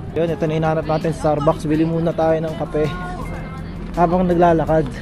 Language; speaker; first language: Filipino; native; Filipino